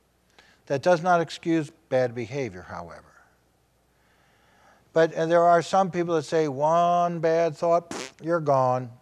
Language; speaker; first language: English; native; English